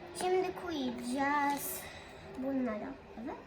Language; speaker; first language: Turkish; early bilingual, heritage; Turkish